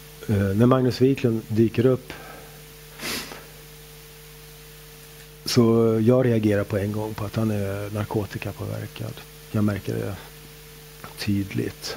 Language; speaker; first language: Swedish; native; Swedish